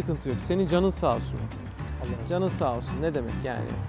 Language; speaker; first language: Turkish; native; Turkish